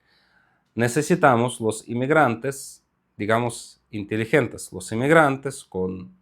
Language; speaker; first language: Spanish; non-native, fluent; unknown